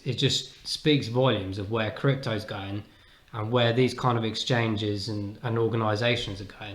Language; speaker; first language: English; native; English